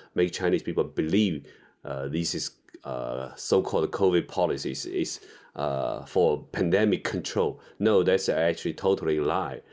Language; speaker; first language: English; non-native, fluent; Chinese